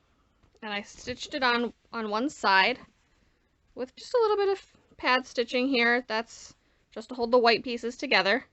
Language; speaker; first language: English; native; English